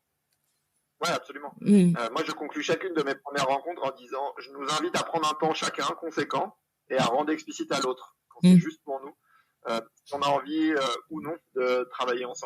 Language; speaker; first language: French; native; French